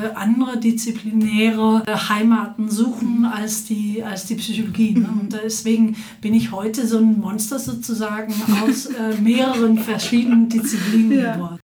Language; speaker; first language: German; non-native, fluent; Danish